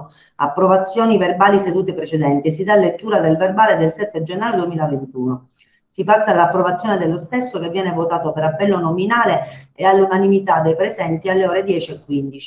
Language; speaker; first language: Italian; native; Italian